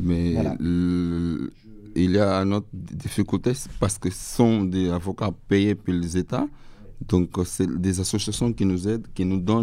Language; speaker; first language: French; non-native, learner; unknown